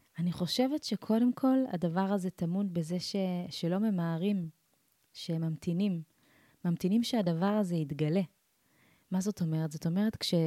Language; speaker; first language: Hebrew; early bilingual, other home language; Amharic